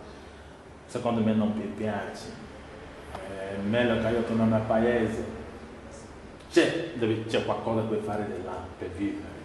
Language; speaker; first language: Italian; non-native, learner; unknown